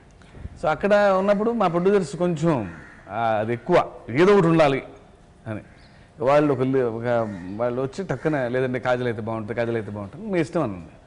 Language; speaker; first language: Telugu; native; Telugu